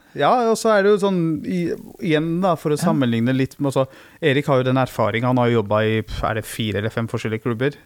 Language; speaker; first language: Norwegian; early bilingual, other home language; Persian